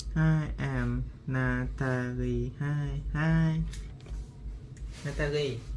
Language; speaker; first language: English; non-native, learner; Thai